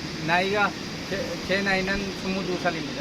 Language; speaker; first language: Korean; non-native, learner; Punjabi